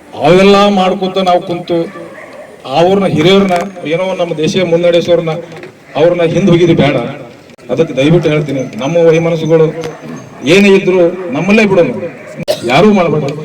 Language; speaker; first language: Kannada; native; Kannada